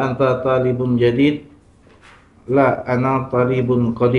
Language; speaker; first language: Arabic; non-native, learner; Indonesian